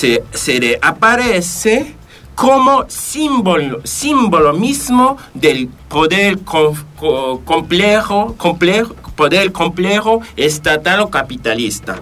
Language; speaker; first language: Spanish; non-native, fluent; Japanese